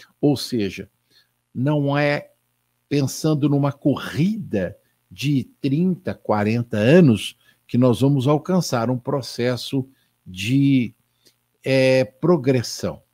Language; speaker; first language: Portuguese; native; Portuguese